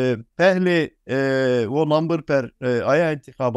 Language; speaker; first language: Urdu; non-native, fluent; Turkish